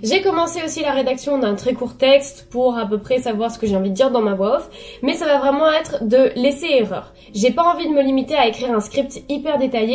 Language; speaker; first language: French; native; French